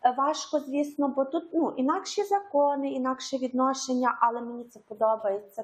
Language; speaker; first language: Ukrainian; native; Ukrainian